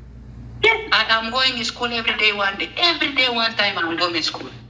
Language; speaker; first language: English; non-native, learner; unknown